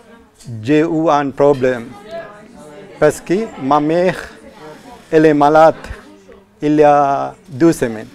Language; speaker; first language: French; non-native, learner; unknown